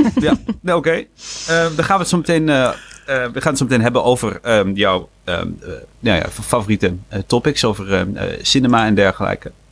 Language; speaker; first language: Dutch; native; Dutch